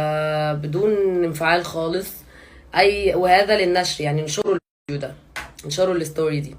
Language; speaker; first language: Arabic; native; Arabic